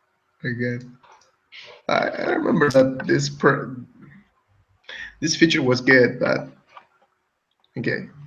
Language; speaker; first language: English; non-native, fluent; Italian